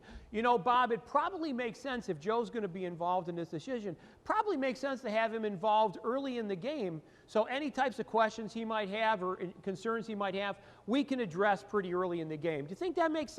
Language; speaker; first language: English; native; English